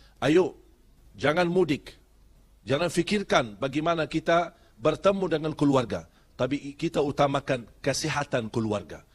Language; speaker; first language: Malay; non-native, fluent; Arabic